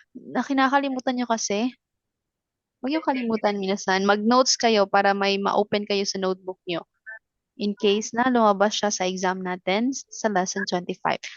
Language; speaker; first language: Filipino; non-native, local second language; Cebuano